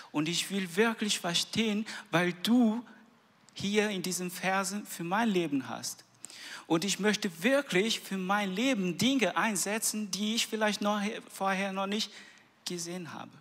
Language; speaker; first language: German; non-native, learner; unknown